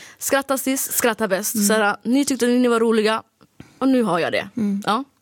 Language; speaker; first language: Swedish; early bilingual, other home language; Somali